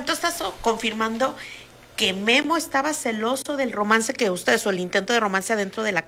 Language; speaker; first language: Spanish; native; Spanish